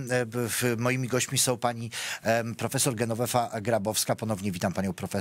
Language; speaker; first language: Polish; native; Polish